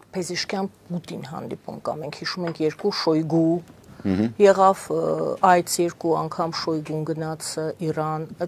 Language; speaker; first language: Armenian; native; Armenian